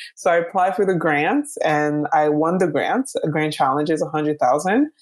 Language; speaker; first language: English; early bilingual, other home language; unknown